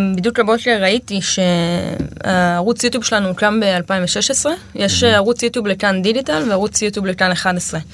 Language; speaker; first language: Hebrew; native; Hebrew